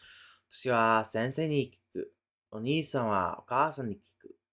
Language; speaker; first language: Japanese; non-native, fluent; English